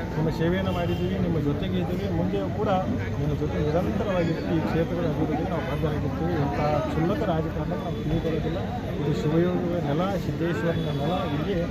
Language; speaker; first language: Kannada; native; Kannada